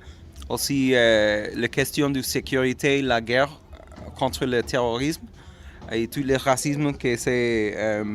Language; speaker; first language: French; non-native, fluent; English